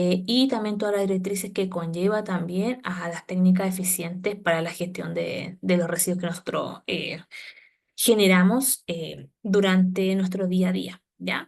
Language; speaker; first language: Spanish; native; Spanish